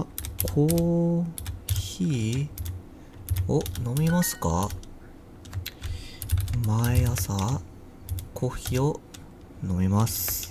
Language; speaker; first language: Japanese; non-native, learner; English